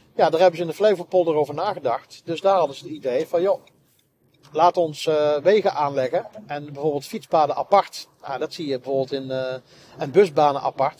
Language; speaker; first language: Dutch; native; Dutch